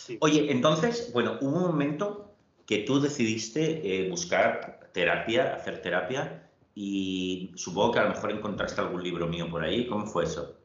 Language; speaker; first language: Spanish; native; Spanish